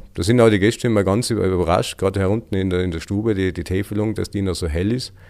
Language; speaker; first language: German; native; German